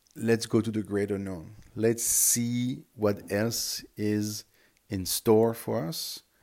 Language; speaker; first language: English; non-native, fluent; French